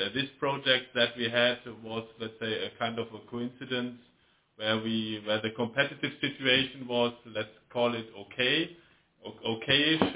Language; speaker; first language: English; non-native, fluent; German